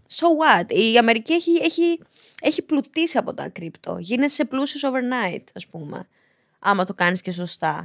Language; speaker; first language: Greek; early bilingual, other home language; Albanian